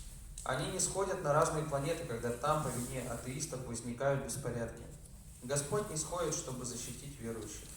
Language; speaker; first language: Russian; native; Russian